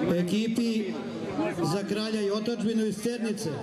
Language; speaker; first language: Bosnian; native; Bosnian